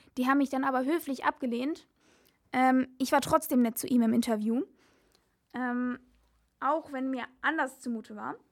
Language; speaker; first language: German; native; German